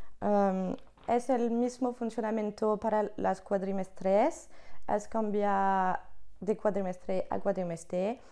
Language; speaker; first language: Spanish; non-native, learner; French